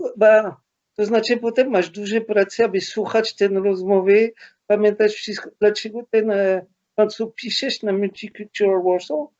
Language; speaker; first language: Polish; non-native, learner; French